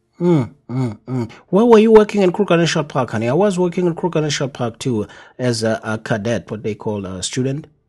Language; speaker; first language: English; non-native, local second language; Zulu